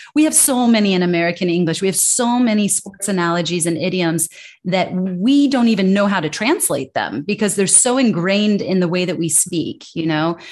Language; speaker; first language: English; native; English